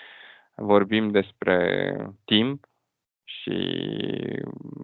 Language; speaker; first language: Romanian; non-native, fluent; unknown